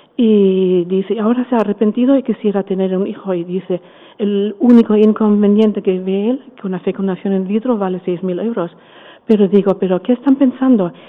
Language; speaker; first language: Spanish; non-native, fluent; German